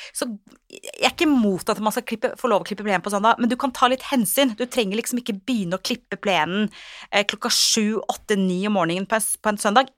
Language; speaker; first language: Norwegian; native; Norwegian